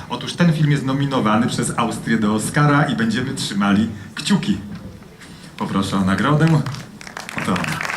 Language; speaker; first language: Polish; native; Polish